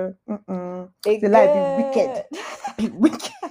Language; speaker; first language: English; non-native, local second language; Yoruba